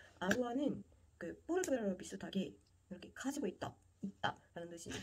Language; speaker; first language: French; non-native, learner; Korean